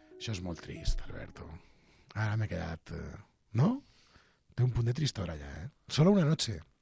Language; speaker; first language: Catalan; native; Catalan